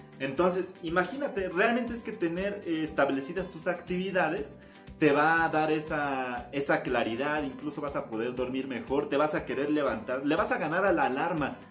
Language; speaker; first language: Spanish; native; Spanish